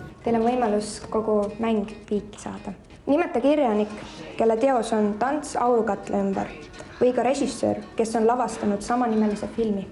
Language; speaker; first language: Estonian; native; Estonian